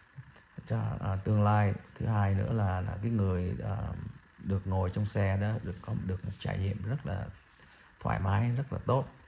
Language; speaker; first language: Vietnamese; early bilingual, heritage; Vietnamese